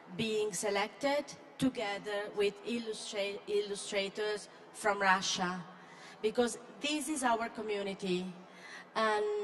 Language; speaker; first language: English; non-native, fluent; Italian